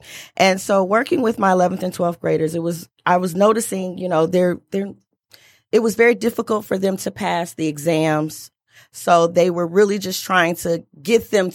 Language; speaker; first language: English; native; English